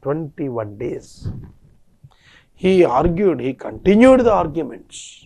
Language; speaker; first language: English; non-native, local second language; Telugu